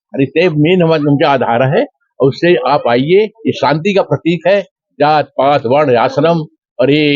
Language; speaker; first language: Hindi; native; Hindi